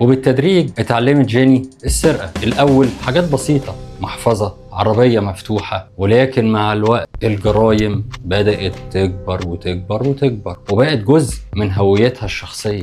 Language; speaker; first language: Arabic; native; Arabic